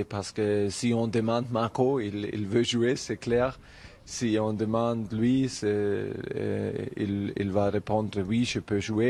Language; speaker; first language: French; non-native, learner; German